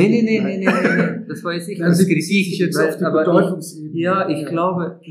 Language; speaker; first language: German; non-native, fluent; Slovenian